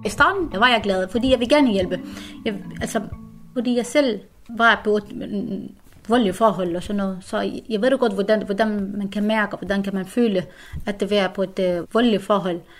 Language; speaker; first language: Danish; non-native, fluent; Arabic